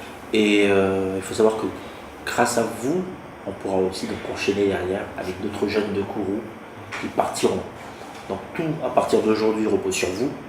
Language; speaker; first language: French; native; French